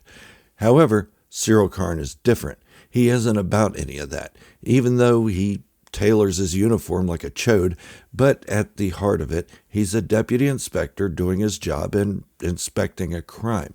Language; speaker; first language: English; native; English